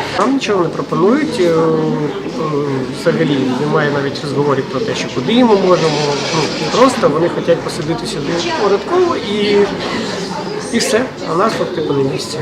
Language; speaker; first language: Ukrainian; non-native, local second language; Russian